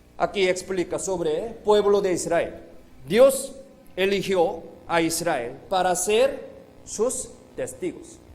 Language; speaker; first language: Spanish; non-native, fluent; Korean